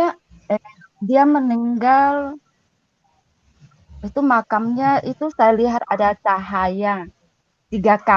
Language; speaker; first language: Indonesian; non-native, learner; Cantonese